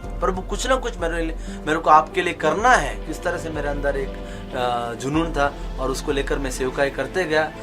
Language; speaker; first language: Hindi; non-native, local second language; Kannada